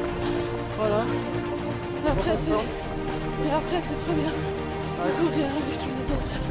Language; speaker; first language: French; non-native, fluent; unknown